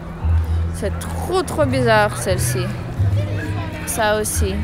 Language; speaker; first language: French; non-native, fluent; Russian